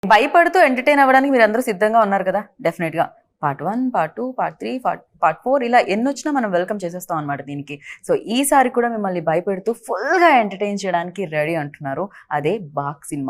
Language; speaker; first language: Telugu; native; Telugu